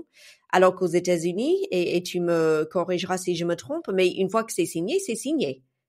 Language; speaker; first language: French; non-native, fluent; English